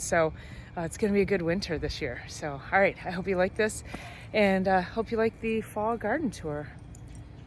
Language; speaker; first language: English; native; English